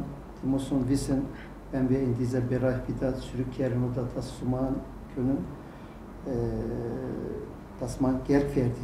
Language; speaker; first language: German; non-native, learner; Turkish